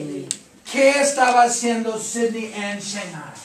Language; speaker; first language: Spanish; non-native, fluent; English